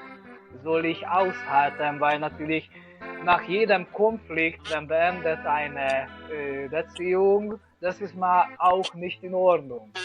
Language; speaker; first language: German; non-native, learner; Hungarian